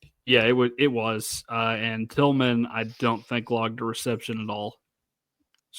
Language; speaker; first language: English; native; English